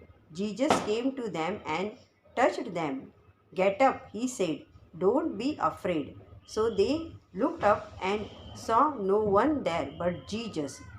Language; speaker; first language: English; non-native, local second language; Hindi